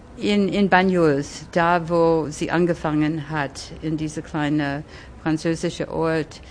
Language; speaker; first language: German; early bilingual, other home language; French